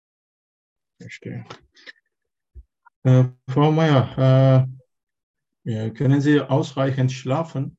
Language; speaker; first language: German; non-native, learner; Turkish